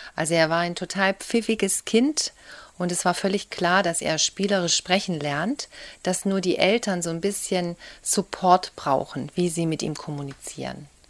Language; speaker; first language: German; native; German